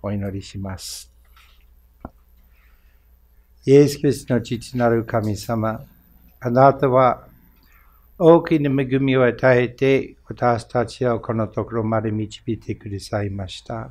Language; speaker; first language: Japanese; non-native, fluent; English